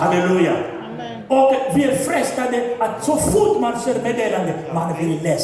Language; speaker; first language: Swedish; non-native, fluent; Lingala